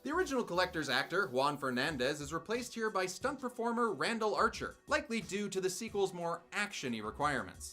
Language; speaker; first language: English; native; English